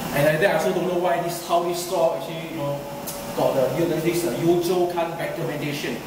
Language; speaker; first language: English; non-native, local second language; Chinese